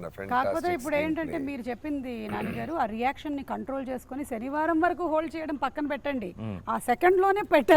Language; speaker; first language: Telugu; native; Telugu